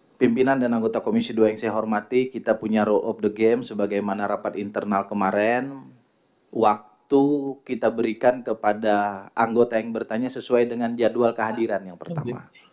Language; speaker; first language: Indonesian; native; Indonesian